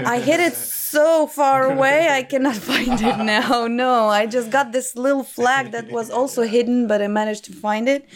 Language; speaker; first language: English; non-native, fluent; Russian